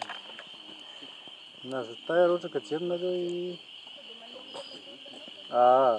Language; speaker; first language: English; non-native, learner; Malagasy